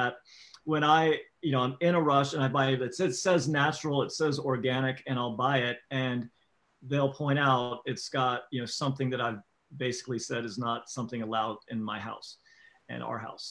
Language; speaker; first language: English; native; English